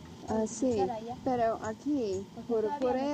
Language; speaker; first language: Spanish; non-native, learner; English